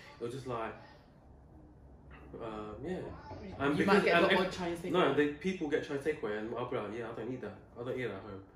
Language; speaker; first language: English; native; English